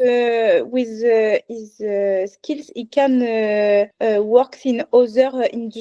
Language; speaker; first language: English; non-native, learner; French